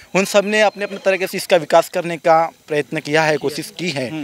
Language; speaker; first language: Hindi; non-native, local second language; Marathi